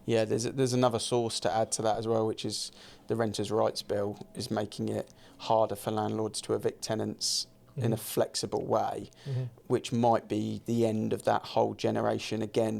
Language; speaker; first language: English; native; English